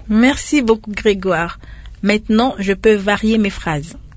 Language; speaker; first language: French; non-native, local second language; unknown